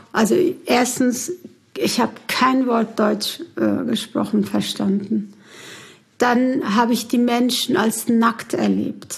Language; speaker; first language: German; early bilingual, other home language; Turkish